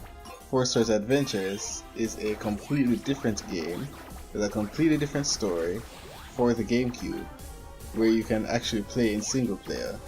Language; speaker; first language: English; native; English